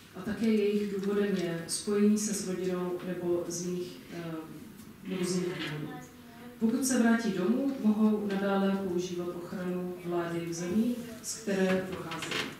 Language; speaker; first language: Czech; non-native, fluent; English